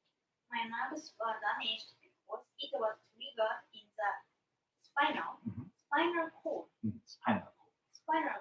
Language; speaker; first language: English; non-native, learner; Japanese